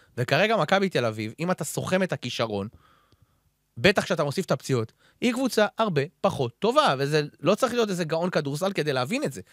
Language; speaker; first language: Hebrew; native; Hebrew